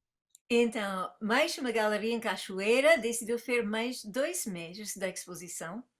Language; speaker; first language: Portuguese; non-native, fluent; English